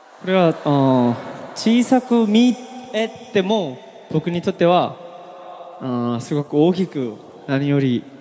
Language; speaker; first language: Japanese; non-native, learner; Korean